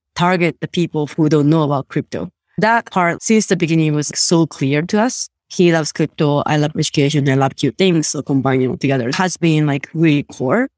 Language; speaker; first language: English; non-native, fluent; Japanese